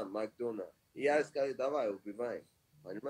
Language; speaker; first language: Russian; non-native, learner; Persian